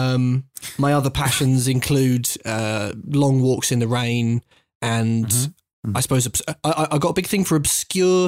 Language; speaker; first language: English; native; English